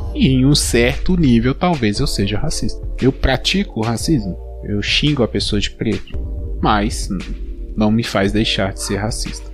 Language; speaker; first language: Portuguese; native; Portuguese